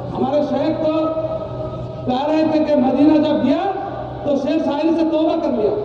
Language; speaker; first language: Hindi; non-native, local second language; Bangla